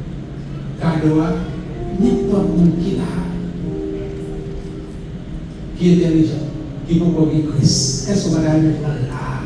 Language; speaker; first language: French; non-native, local second language; Haitian Creole